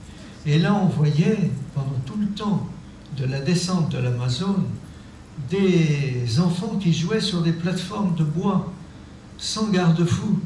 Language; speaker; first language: French; native; French